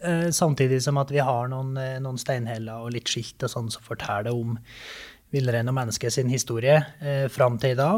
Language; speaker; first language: Norwegian; native; Norwegian